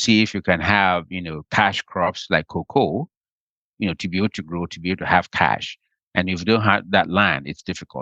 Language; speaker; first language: English; non-native, local second language; Akan